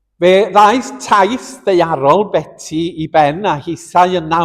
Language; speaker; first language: Welsh; native; Welsh